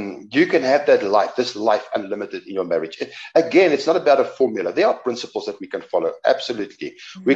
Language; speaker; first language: English; non-native, local second language; Afrikaans